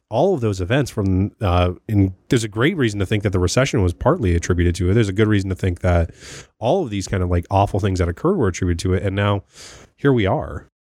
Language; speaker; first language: English; native; English